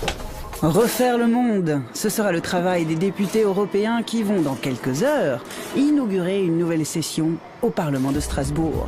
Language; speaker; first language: French; native; French